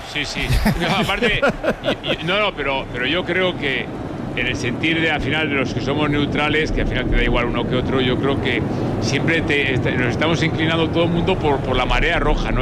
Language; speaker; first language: Spanish; native; Spanish